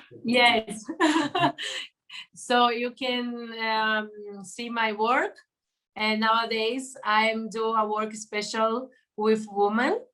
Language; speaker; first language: English; non-native, learner; Portuguese